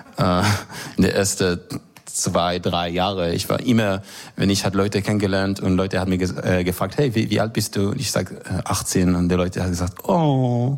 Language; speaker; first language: German; non-native, learner; Hebrew